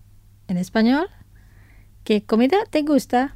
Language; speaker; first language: Spanish; non-native, fluent; Indonesian